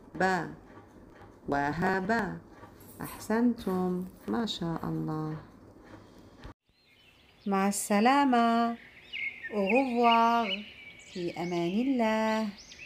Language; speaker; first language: Arabic; non-native, fluent; French